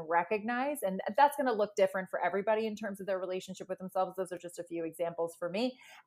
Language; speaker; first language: English; native; English